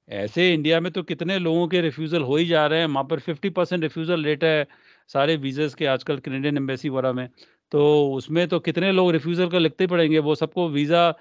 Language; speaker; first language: Hindi; non-native, local second language; Punjabi